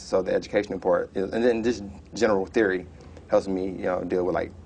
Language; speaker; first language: English; native; English